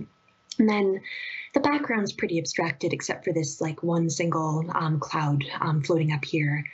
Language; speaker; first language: English; native; English